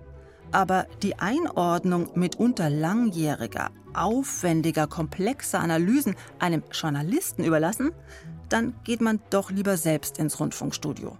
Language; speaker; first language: German; native; German